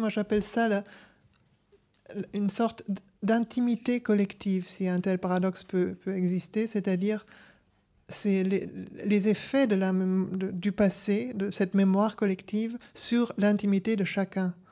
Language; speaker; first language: French; non-native, fluent; German